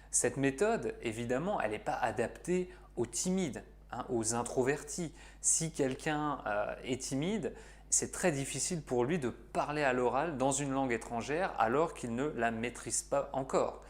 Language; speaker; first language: French; native; French